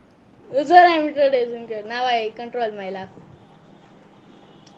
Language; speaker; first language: English; non-native, learner; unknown